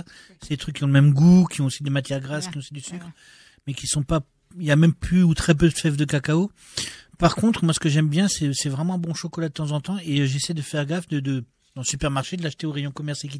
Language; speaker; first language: French; native; French